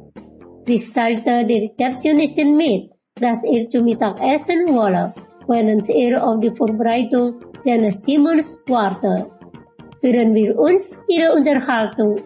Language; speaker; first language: German; non-native, learner; Indonesian